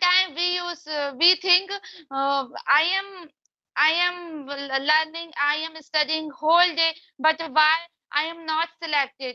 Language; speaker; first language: English; non-native, learner; Hindi